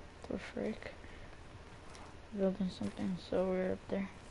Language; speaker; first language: English; early bilingual, other home language; Spanish